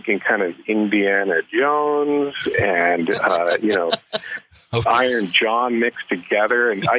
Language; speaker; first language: English; native; English